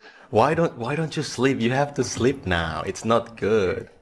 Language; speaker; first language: English; non-native, fluent; Indonesian